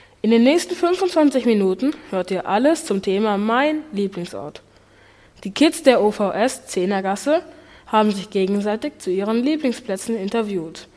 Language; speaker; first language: German; native; German